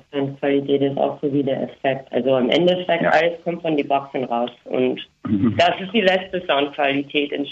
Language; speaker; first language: German; non-native, fluent; English